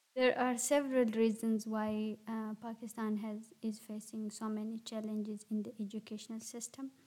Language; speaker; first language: English; non-native, local second language; Pashto